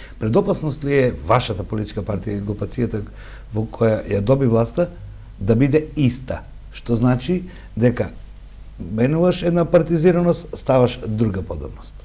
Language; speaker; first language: Macedonian; native; Macedonian